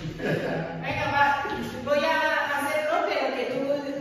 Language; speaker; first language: Spanish; non-native, fluent; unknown